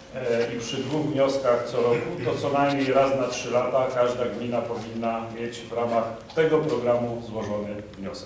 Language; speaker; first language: Polish; native; Polish